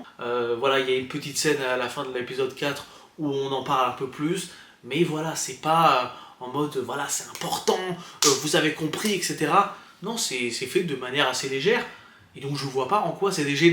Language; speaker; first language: French; native; French